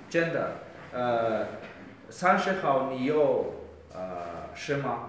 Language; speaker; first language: Chinese; non-native, learner; Uzbek